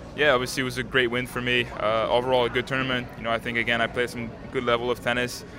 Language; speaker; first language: English; non-native, fluent; French